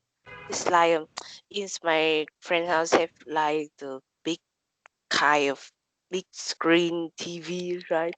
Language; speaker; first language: English; non-native, learner; Vietnamese